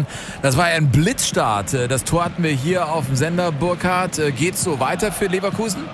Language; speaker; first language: German; native; German